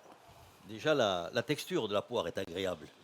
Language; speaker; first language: French; native; French